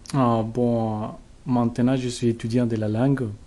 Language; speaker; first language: French; non-native, learner; Spanish